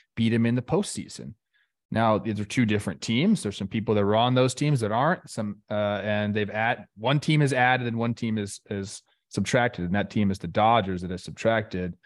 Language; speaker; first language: English; native; English